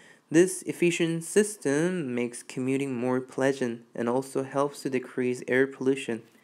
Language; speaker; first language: English; non-native, fluent; Korean